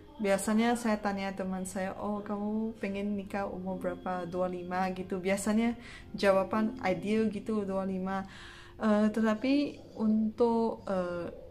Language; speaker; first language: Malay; non-native, local second language; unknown